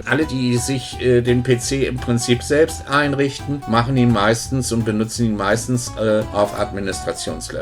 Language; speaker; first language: German; native; German